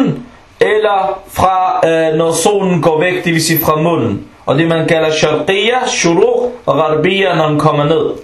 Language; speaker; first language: Danish; non-native, local second language; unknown